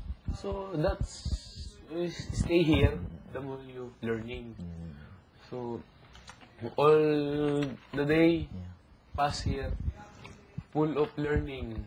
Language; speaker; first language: English; non-native, local second language; Filipino